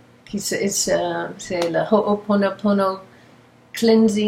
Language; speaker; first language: French; non-native, learner; English